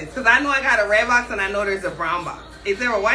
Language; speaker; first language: English; native; English